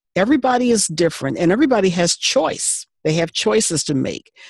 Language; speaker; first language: English; native; English